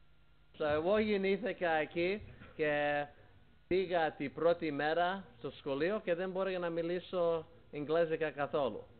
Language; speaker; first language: Greek; early bilingual, heritage; Greek